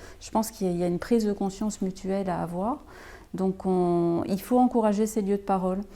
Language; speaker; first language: French; native; French